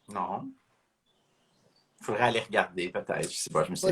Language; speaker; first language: French; native; French